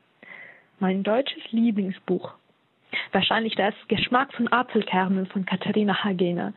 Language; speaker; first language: German; non-native, fluent; Russian